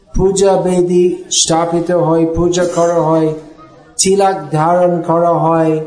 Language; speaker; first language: Bangla; non-native, fluent; English